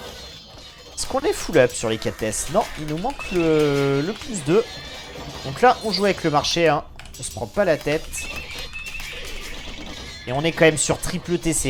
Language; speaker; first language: French; native; French